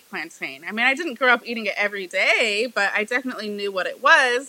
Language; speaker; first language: English; native; English